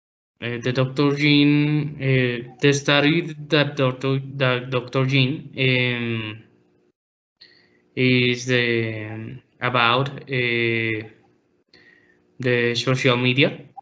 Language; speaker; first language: English; non-native, learner; Spanish